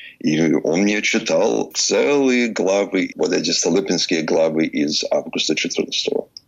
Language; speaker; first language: Russian; early bilingual, heritage; Russian